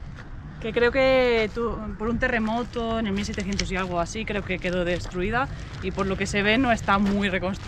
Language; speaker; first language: Spanish; native; Spanish